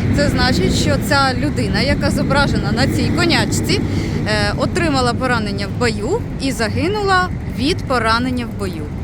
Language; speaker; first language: Ukrainian; non-native, local second language; Russian